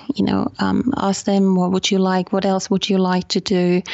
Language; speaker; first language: English; non-native, fluent; Finnish